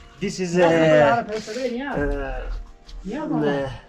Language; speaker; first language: English; non-native, learner; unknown